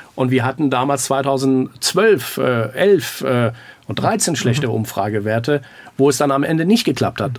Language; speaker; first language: German; early bilingual, other home language; Persian